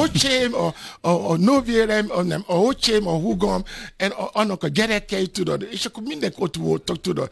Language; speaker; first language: Hungarian; non-native, fluent; Yoruba